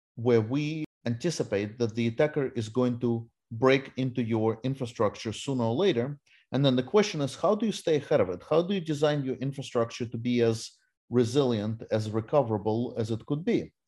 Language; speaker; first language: English; non-native, fluent; Russian